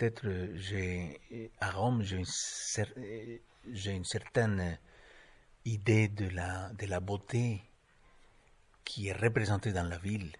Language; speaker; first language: French; non-native, fluent; Spanish